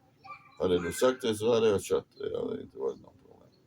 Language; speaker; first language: Swedish; non-native, fluent; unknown